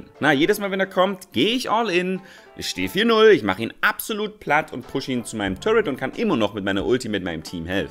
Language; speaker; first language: German; native; German